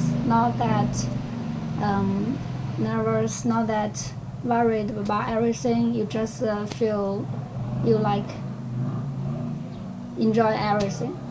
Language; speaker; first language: English; non-native, learner; Chinese